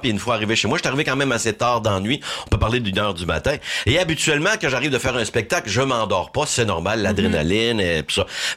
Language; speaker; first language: French; native; French